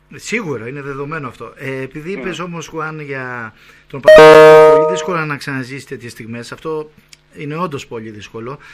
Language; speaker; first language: Greek; native; Greek